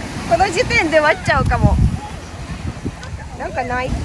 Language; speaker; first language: Japanese; non-native, fluent; German